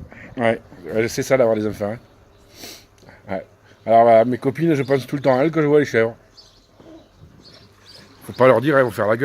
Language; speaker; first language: French; native; French